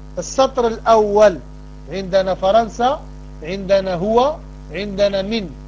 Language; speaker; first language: Arabic; non-native, fluent; French